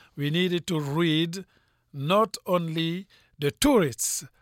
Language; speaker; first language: English; non-native, fluent; French